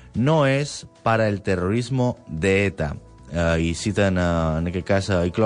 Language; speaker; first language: Spanish; non-native, local second language; Catalan